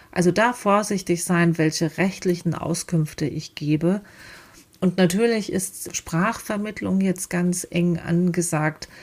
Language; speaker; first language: German; native; German